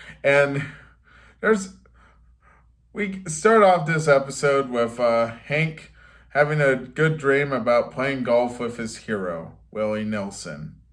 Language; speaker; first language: English; native; English